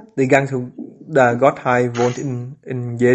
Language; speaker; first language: German; non-native, local second language; Vietnamese